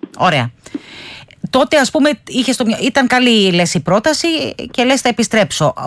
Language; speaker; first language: Greek; native; Greek